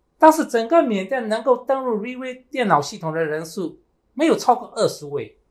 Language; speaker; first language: Chinese; early bilingual, heritage; Chinese